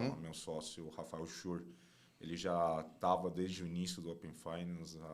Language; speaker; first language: Portuguese; non-native, fluent; Chinese